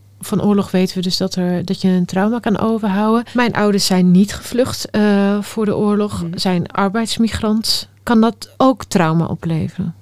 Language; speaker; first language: Dutch; early bilingual, other home language; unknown